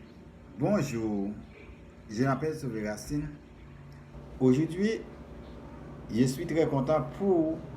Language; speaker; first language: French; non-native, fluent; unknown